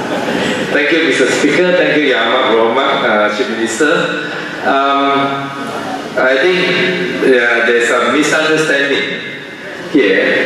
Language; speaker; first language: English; non-native, local second language; Malay